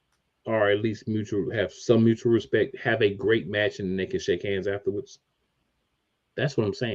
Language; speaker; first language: English; native; English